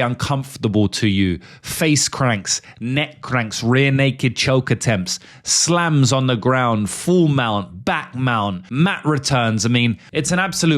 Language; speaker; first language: English; native; English